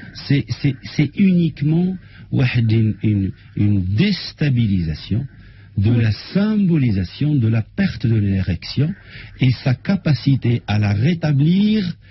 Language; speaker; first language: French; non-native, local second language; Arabic